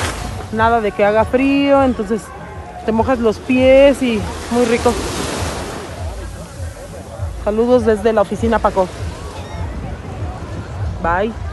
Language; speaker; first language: Spanish; native; Spanish